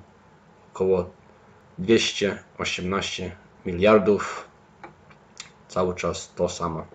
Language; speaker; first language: Polish; early bilingual, heritage; Polish